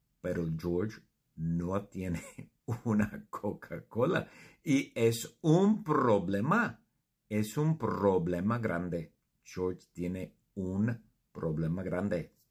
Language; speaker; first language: Spanish; non-native, fluent; English